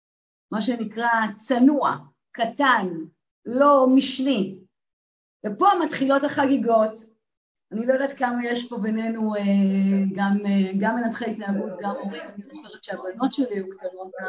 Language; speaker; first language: Hebrew; native; Hebrew